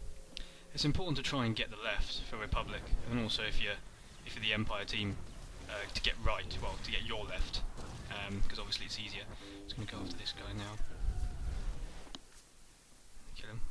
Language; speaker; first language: English; native; English